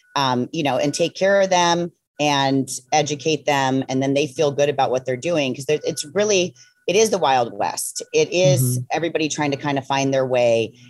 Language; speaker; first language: English; native; English